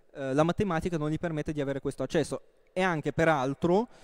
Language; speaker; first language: Italian; non-native, fluent; Russian